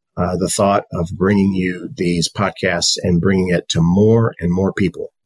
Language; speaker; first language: English; native; English